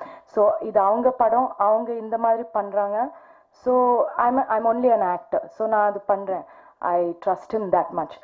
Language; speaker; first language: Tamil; non-native, fluent; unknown